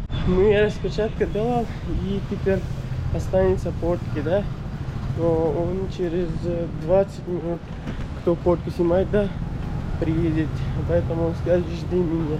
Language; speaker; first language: Russian; non-native, local second language; Kyrgyz